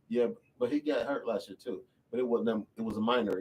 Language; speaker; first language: English; native; English